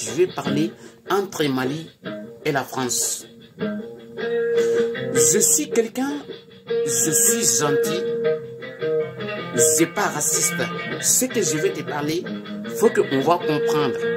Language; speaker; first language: French; non-native, learner; Bambara